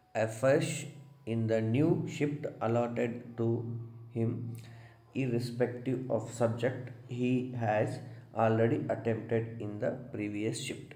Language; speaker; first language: English; non-native, local second language; Kannada